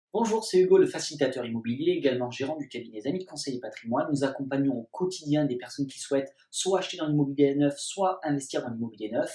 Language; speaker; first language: French; native; French